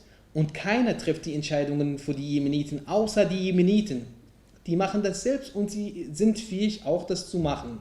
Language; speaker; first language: German; non-native, fluent; Arabic